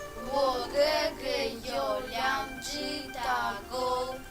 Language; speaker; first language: Chinese; non-native, learner; Kyrgyz